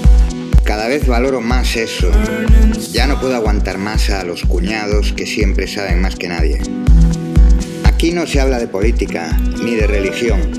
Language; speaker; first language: Spanish; native; Spanish